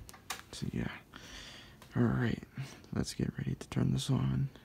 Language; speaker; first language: English; native; English